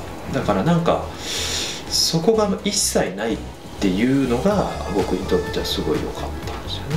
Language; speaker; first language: Japanese; native; Japanese